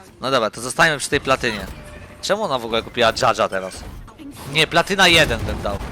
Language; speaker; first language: Polish; native; Polish